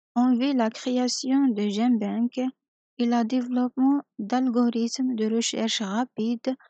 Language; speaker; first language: French; non-native, local second language; Arabic